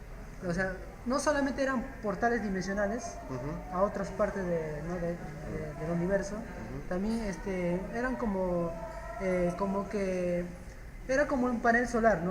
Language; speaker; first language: Spanish; native; Spanish